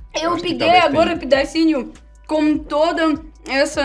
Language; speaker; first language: Portuguese; non-native, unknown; Russian